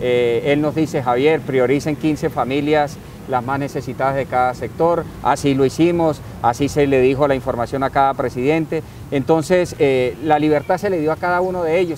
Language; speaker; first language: Spanish; native; Spanish